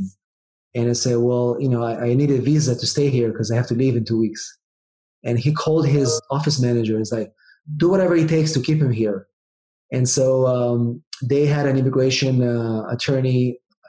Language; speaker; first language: English; non-native, fluent; Hebrew